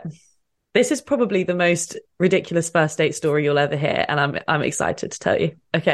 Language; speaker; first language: English; native; English